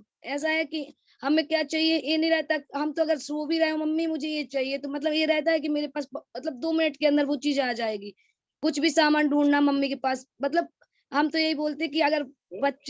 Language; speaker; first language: Hindi; native; Hindi